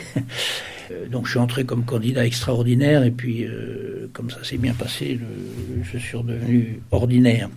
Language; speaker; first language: French; native; French